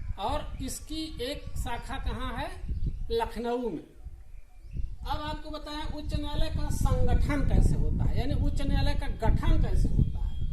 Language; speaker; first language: Hindi; native; Hindi